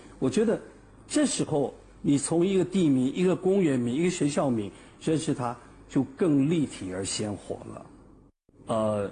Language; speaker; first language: Chinese; native; Chinese